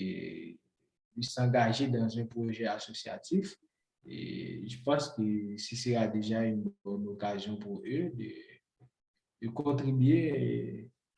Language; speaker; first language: French; non-native, local second language; Haitian Creole